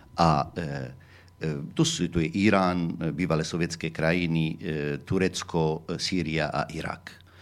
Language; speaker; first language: Slovak; non-native, fluent; Arabic